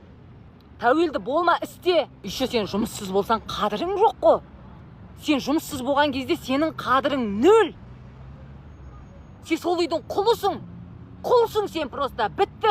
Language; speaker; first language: Kazakh; native; Kazakh